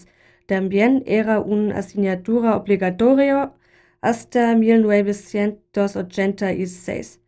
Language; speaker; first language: Spanish; non-native, learner; German